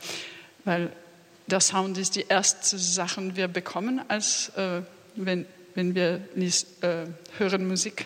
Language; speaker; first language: German; non-native, fluent; French